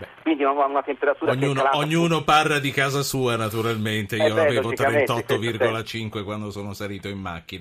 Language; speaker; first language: Italian; native; Italian